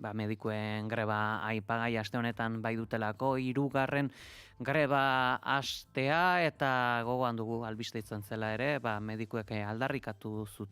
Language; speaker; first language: Basque; native; Basque